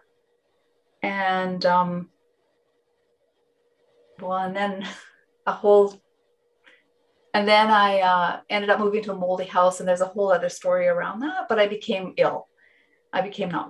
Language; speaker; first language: English; non-native, fluent; Finnish